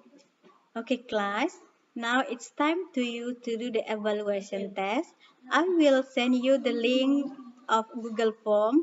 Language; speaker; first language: English; non-native, fluent; Indonesian